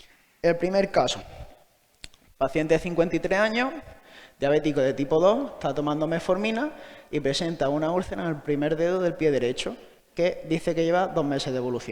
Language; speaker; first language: Spanish; native; Spanish